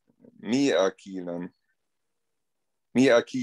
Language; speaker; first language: Arabic; non-native, learner; German